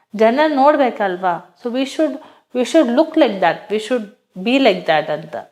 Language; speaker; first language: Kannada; non-native, local second language; Hindi